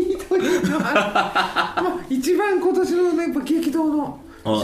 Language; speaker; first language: Japanese; native; Japanese